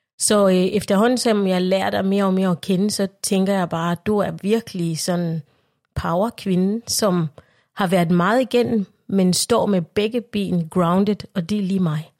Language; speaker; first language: Danish; non-native, fluent; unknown